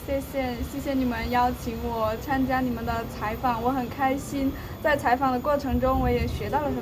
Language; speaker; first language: Chinese; native; Chinese